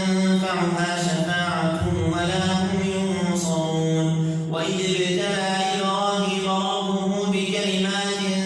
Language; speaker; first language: Arabic; native; Arabic